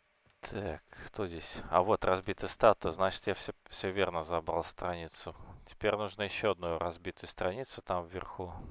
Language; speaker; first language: Russian; native; Russian